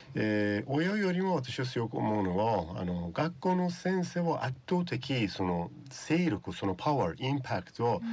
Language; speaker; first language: Japanese; non-native, fluent; Persian